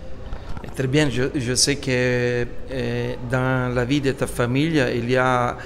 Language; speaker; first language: French; non-native, learner; Italian